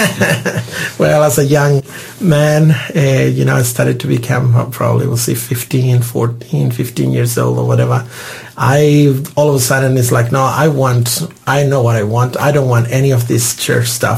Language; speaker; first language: English; non-native, fluent; Spanish